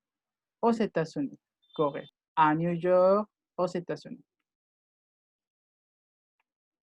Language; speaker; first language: French; non-native, fluent; Spanish